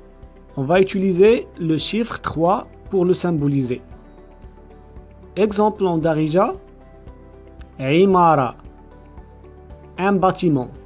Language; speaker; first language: French; non-native, local second language; Arabic